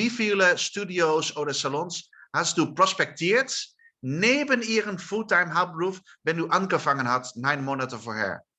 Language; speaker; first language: German; non-native, learner; Dutch